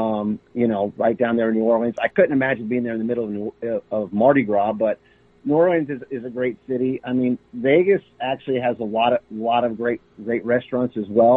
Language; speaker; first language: English; native; English